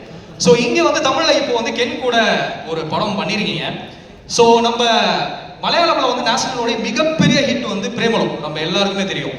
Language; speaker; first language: Tamil; native; Tamil